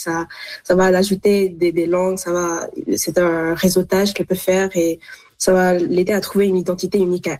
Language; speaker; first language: French; non-native, local second language; Arabic